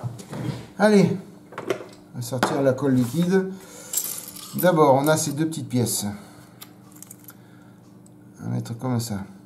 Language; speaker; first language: French; native; French